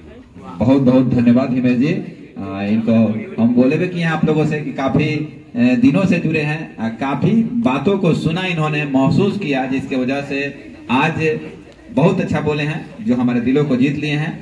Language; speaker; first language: Hindi; native; Hindi